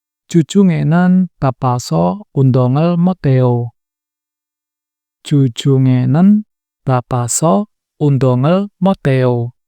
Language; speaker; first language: Korean; non-native, fluent; Indonesian